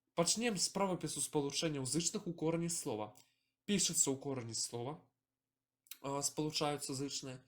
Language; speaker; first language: Belarusian; native; Belarusian